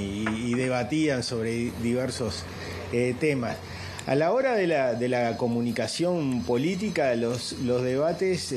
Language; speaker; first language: Spanish; native; Spanish